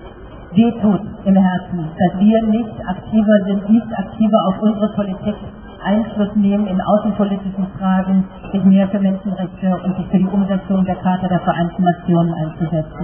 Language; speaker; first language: German; native; German